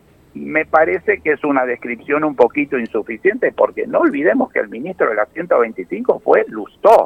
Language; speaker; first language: Spanish; native; Spanish